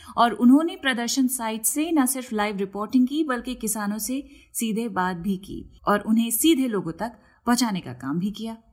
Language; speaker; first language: Hindi; native; Hindi